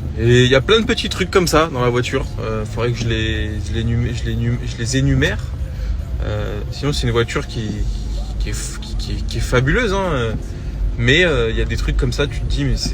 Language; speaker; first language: French; native; French